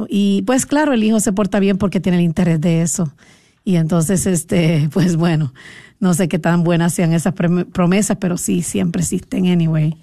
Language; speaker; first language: Spanish; native; Spanish